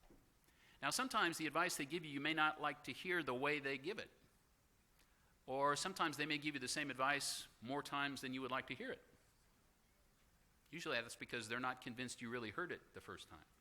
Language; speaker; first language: English; native; English